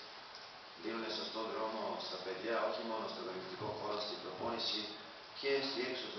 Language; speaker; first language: Greek; non-native, fluent; Serbian